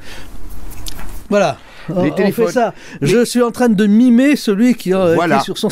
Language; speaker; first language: French; native; French